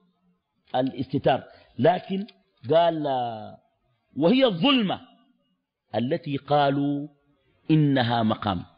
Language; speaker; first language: Arabic; native; Arabic